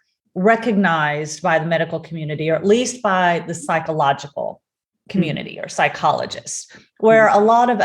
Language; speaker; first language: English; native; English